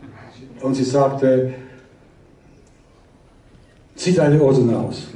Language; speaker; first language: German; early bilingual, heritage; Italian